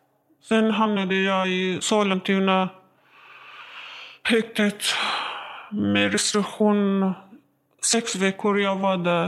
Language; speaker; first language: Swedish; non-native, learner; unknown